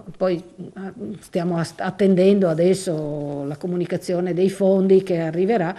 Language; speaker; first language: Italian; native; Italian